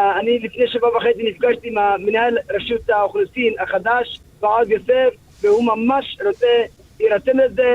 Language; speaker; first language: Hebrew; early bilingual, other home language; Amharic